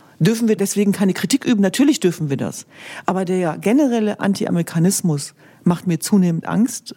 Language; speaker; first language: German; early bilingual, other home language; Kurdish